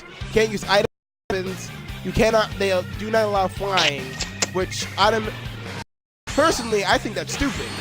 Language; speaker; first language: English; native; English